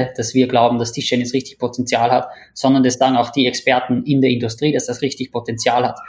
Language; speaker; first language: German; native; German